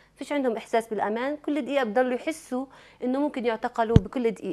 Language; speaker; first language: Arabic; native; Arabic